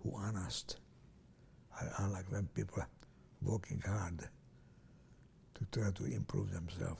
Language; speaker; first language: English; non-native, fluent; Romanian